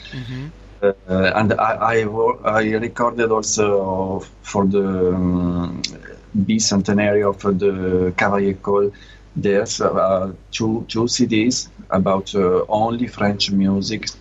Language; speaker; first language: English; non-native, learner; Italian